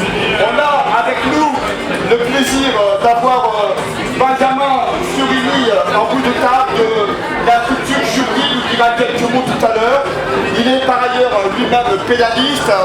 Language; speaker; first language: French; native; French